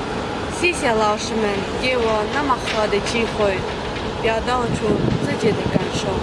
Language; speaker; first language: Chinese; non-native, fluent; Kyrgyz